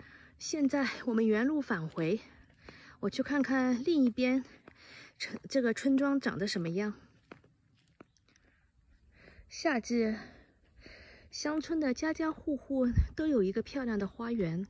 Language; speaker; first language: Chinese; native; Chinese